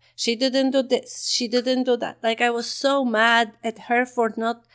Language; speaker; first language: English; non-native, fluent; Polish